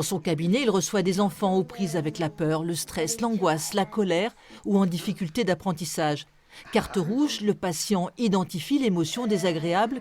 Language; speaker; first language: French; native; French